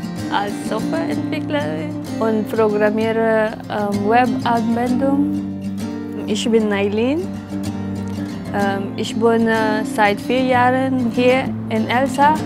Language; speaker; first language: German; non-native, learner; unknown